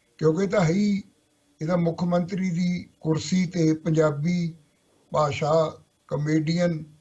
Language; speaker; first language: Punjabi; native; Punjabi